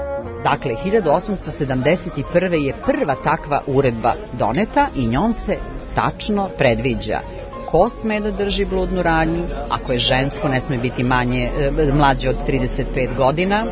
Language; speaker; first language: Serbian; native; Serbian